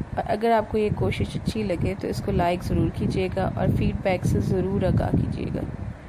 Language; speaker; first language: Urdu; native; Urdu